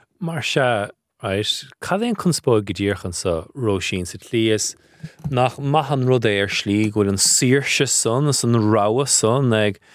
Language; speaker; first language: Irish; native; Irish